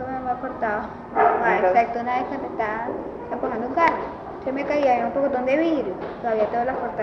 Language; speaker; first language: Spanish; native; Spanish